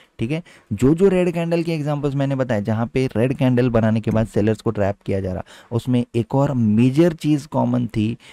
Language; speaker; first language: Hindi; native; Hindi